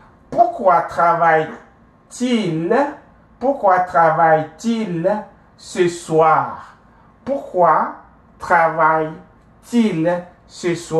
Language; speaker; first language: French; non-native, fluent; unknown